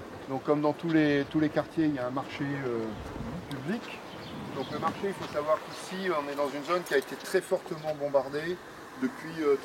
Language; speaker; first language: French; native; French